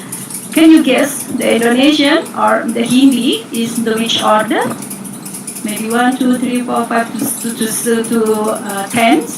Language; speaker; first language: English; non-native, learner; Indonesian